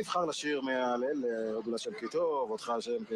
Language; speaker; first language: Hebrew; native; Hebrew